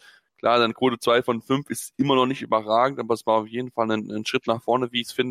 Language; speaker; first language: German; native; German